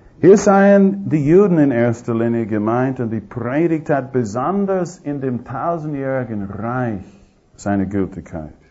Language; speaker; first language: German; non-native, fluent; English